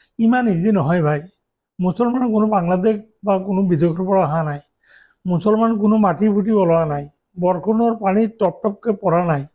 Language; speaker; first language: Assamese; non-native, local second language; Bangla